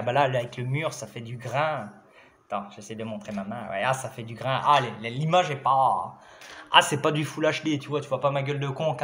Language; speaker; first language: French; native; French